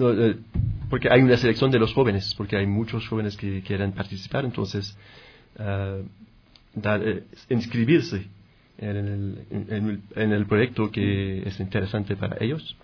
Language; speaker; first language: Spanish; non-native, fluent; French